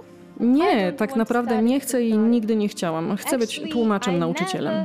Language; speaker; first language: Ukrainian; native; Ukrainian